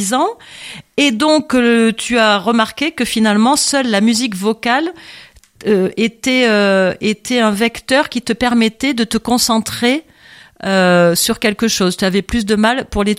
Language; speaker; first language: French; native; French